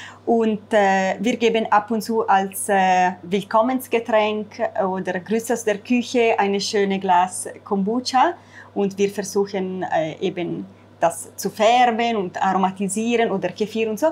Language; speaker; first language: German; non-native, fluent; Italian